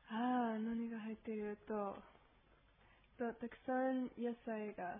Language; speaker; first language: Japanese; non-native, learner; Spanish